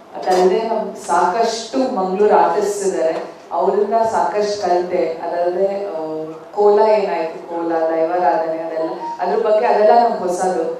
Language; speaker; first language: Kannada; native; Kannada